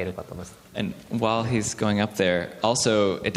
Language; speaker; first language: Japanese; native; Japanese